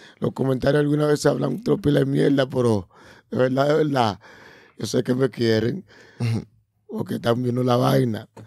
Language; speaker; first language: Spanish; early bilingual, heritage; Spanish